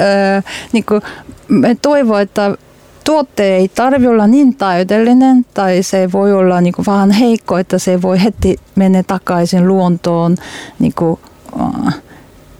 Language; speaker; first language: Finnish; non-native, learner; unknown